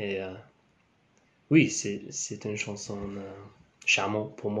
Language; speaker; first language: French; non-native, learner; English